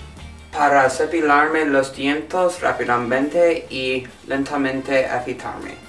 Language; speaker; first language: Spanish; non-native, learner; English